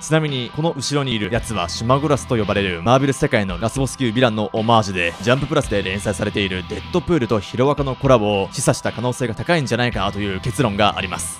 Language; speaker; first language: Japanese; native; Japanese